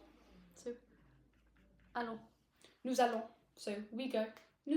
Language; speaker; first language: French; non-native, learner; English